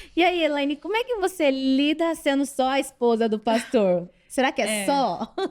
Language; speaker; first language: Portuguese; native; Portuguese